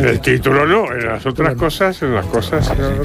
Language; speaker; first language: Spanish; native; Spanish